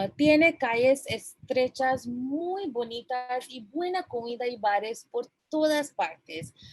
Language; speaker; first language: Spanish; non-native, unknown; Bangla